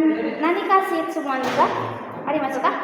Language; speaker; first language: Japanese; non-native, learner; Indonesian